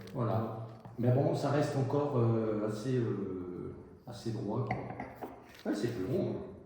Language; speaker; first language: French; native; French